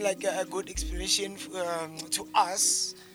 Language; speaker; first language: English; non-native, local second language; Zulu